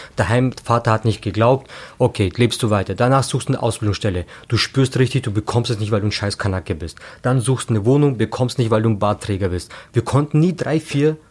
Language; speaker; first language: German; early bilingual, other home language; Turkish